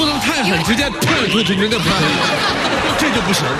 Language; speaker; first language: Chinese; native; Chinese